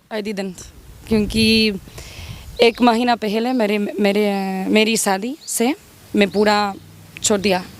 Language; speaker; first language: Hindi; non-native, learner; Spanish